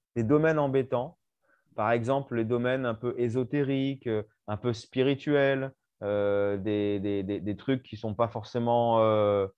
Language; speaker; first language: French; native; French